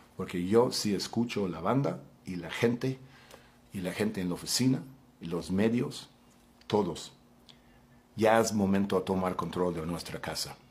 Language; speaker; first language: Spanish; non-native, fluent; English